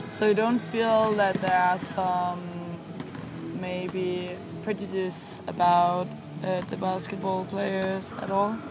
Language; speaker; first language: English; non-native, fluent; Danish